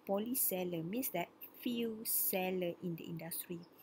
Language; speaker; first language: English; non-native, local second language; Malay